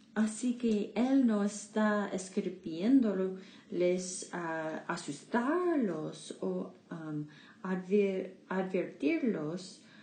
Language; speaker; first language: Spanish; non-native, learner; English